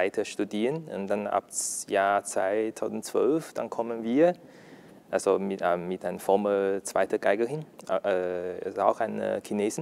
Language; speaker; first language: German; non-native, learner; Chinese